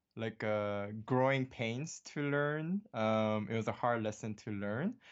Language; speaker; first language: English; early bilingual, other home language; Korean